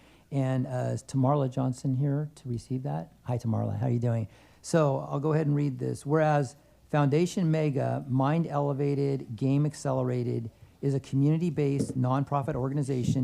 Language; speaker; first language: English; native; English